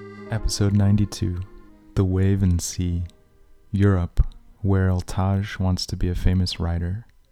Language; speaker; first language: English; native; English